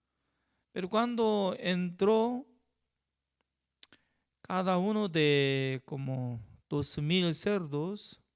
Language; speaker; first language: Spanish; non-native, fluent; Korean